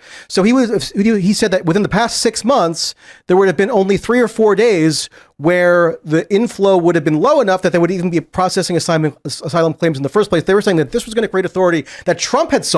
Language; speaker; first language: English; native; English